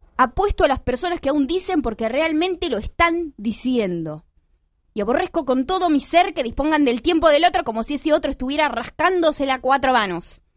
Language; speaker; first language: Spanish; native; Spanish